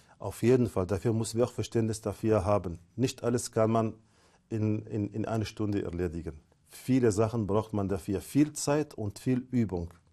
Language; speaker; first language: German; non-native, fluent; Arabic